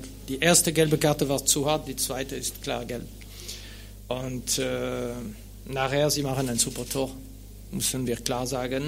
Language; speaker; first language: German; non-native, local second language; French